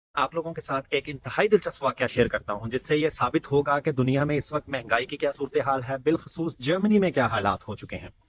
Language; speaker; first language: Urdu; non-native, local second language; Punjabi